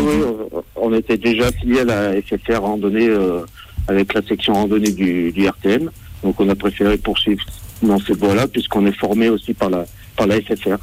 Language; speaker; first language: French; native; French